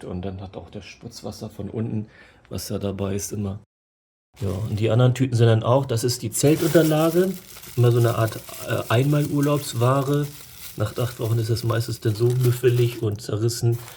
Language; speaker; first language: German; native; German